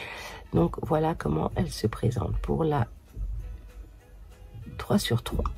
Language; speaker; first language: French; native; French